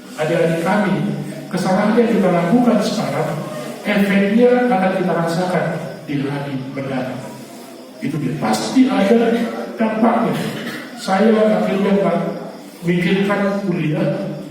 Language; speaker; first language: Indonesian; non-native, local second language; Batak Toba